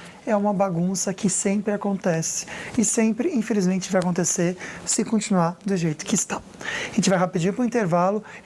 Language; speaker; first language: Portuguese; native; Portuguese